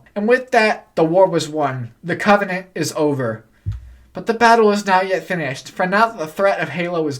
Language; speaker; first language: English; native; English